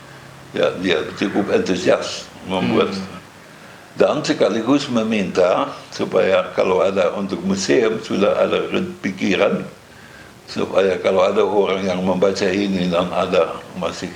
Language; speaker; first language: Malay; non-native, fluent; Dutch